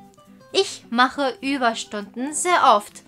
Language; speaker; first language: German; non-native, fluent; Chinese